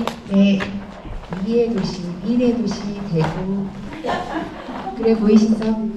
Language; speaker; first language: Korean; native; Korean